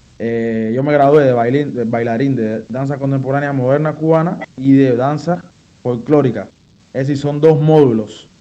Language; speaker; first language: Spanish; native; Spanish